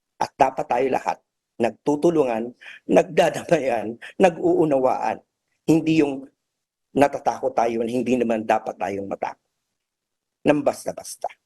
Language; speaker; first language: Filipino; native; Filipino